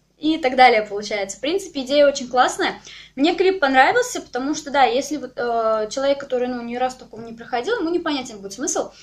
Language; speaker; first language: Russian; native; Russian